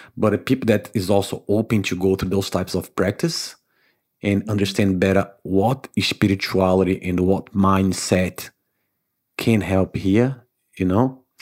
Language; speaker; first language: English; non-native, fluent; Portuguese